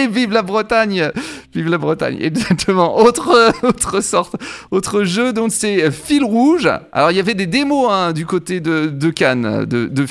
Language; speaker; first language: French; native; French